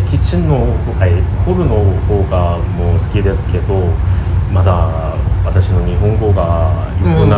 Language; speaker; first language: Japanese; non-native, learner; Korean